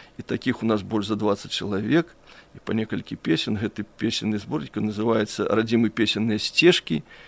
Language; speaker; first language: Belarusian; native; Belarusian